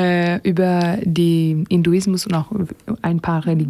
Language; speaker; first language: German; non-native, learner; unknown